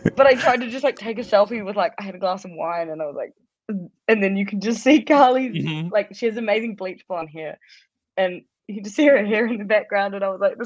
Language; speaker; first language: English; native; English